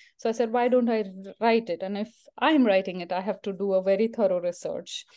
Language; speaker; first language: English; non-native, local second language; Marathi